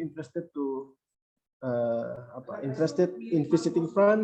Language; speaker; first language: English; non-native, fluent; Indonesian